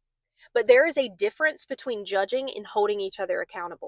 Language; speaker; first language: English; native; English